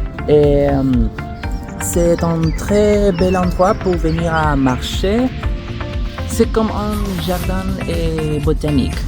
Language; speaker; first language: French; non-native, learner; Spanish